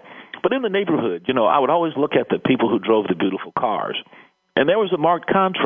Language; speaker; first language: English; native; English